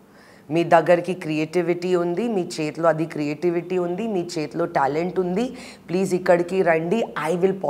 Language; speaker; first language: Telugu; non-native, learner; Hindi